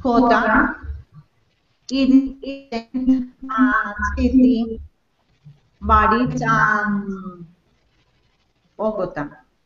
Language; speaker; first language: English; non-native, learner; Spanish